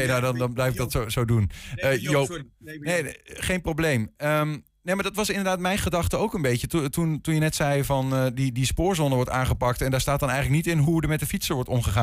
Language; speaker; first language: Dutch; native; Dutch